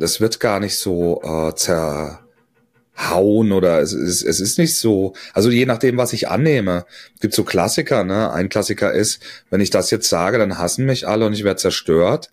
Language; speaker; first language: German; native; German